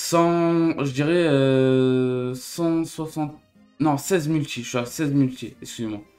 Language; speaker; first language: French; native; French